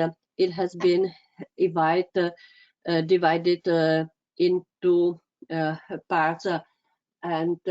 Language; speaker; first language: English; non-native, fluent; Czech